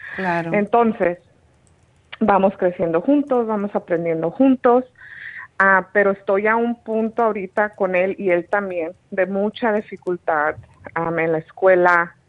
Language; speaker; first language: Spanish; native; Spanish